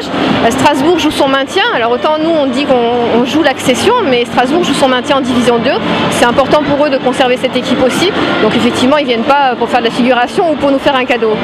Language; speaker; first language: French; native; French